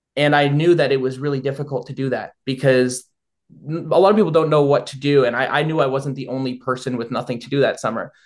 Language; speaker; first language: English; native; English